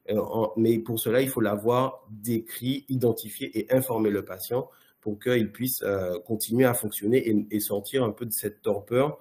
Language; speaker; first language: French; native; French